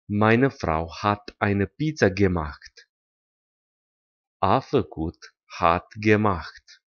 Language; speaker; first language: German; non-native, fluent; Romanian